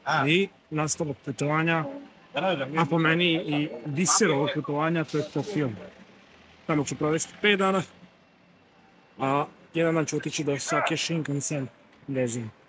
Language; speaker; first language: Bosnian; native; Bosnian